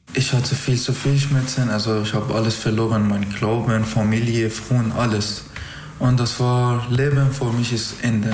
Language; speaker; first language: German; non-native, learner; Persian